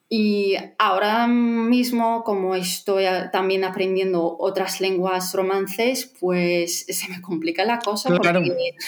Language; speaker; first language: Spanish; non-native, fluent; Russian